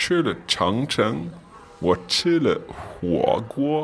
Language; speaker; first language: Chinese; non-native, learner; English